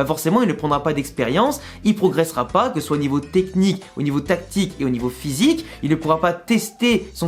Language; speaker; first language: French; native; French